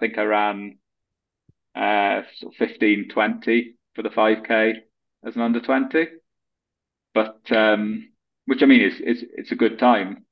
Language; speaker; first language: English; native; English